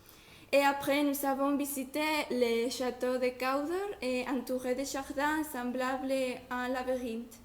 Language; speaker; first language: French; non-native, learner; Spanish